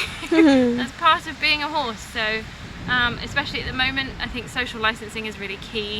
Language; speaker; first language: English; native; English